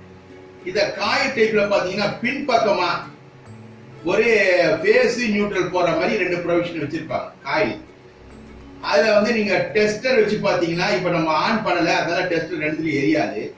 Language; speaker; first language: Tamil; native; Tamil